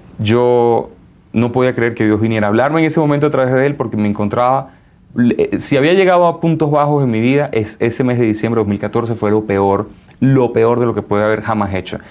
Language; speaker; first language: Spanish; native; Spanish